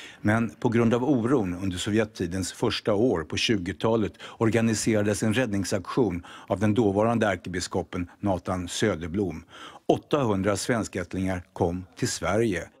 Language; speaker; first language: Swedish; native; Swedish